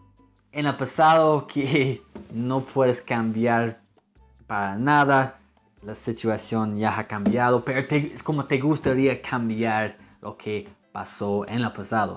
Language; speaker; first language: Spanish; non-native, fluent; English